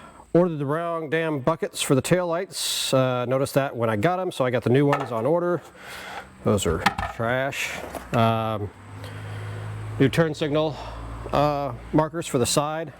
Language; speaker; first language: English; native; English